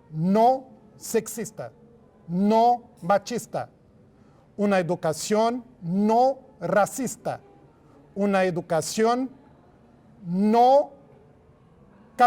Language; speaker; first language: Spanish; non-native, fluent; Portuguese